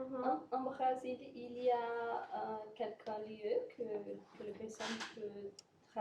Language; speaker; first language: French; non-native, learner; Portuguese